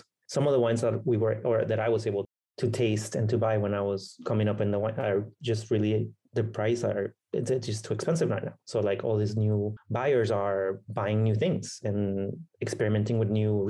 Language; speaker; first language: English; non-native, fluent; Spanish